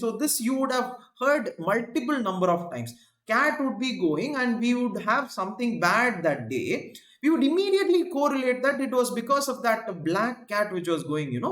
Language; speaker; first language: English; non-native, local second language; Tamil